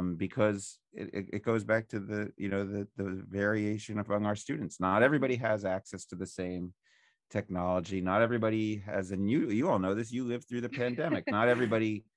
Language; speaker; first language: English; native; English